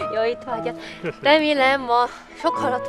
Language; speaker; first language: Hungarian; non-native, learner; Korean